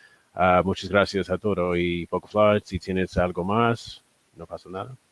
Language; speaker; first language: Spanish; non-native, learner; English